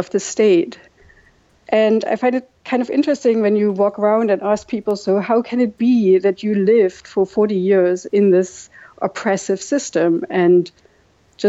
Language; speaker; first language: English; non-native, fluent; German